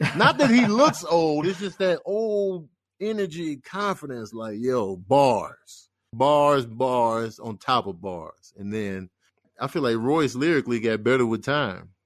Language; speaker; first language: English; native; English